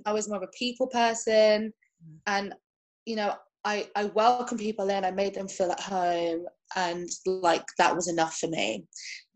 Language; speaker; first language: English; native; English